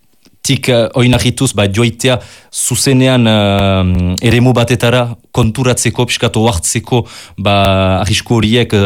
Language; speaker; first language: Basque; native; Basque